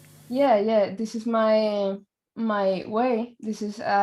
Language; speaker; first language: English; non-native, learner; Spanish